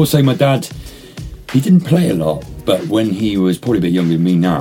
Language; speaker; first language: English; native; English